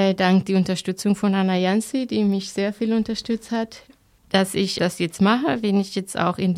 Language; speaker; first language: German; non-native, fluent; Spanish